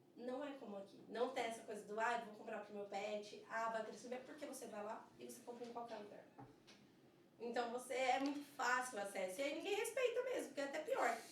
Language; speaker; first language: Portuguese; early bilingual, heritage; Portuguese